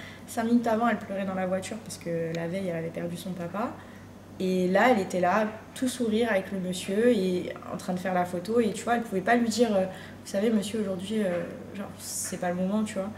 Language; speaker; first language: French; native; French